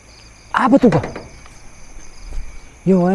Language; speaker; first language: Malay; native; Malay